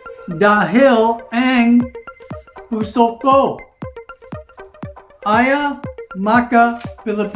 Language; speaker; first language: Filipino; non-native, learner; English